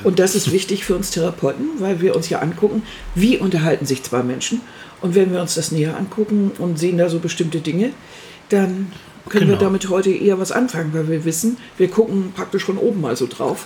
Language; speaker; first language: German; native; German